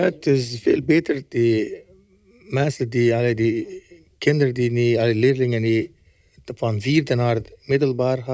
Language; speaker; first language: Dutch; early bilingual, other home language; Turkish